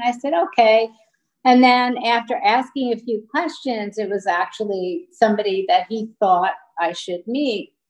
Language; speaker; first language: English; native; English